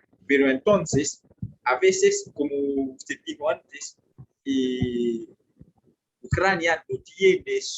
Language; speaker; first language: Spanish; non-native, fluent; French